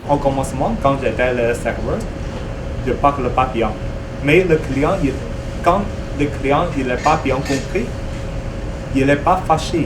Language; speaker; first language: French; non-native, learner; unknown